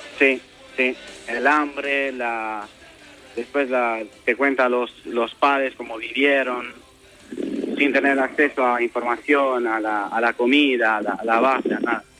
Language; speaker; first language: Spanish; non-native, fluent; Romanian